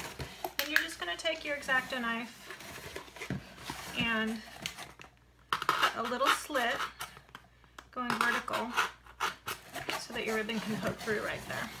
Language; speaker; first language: English; native; English